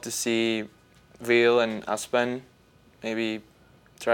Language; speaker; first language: English; non-native, fluent; Czech